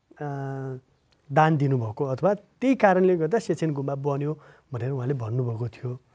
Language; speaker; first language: Nepali; native; Nepali